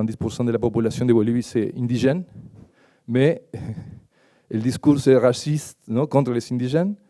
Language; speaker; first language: French; non-native, learner; Spanish